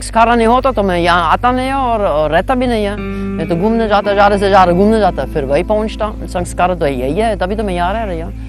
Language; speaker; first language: Hindi; non-native, fluent; German